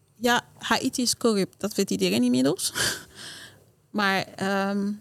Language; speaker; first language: Dutch; non-native, learner; Haitian Creole